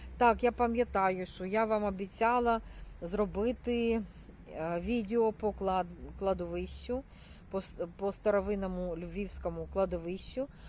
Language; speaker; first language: Ukrainian; non-native, local second language; Russian